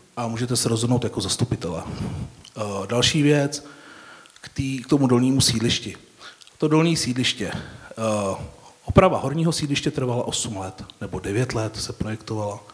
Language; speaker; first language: Czech; native; Czech